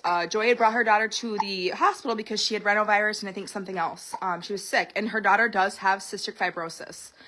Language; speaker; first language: English; native; English